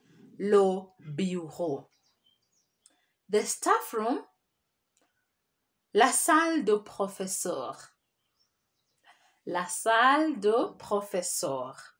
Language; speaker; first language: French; non-native, fluent; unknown